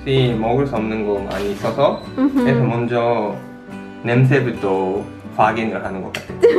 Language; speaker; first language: Korean; non-native, fluent; Japanese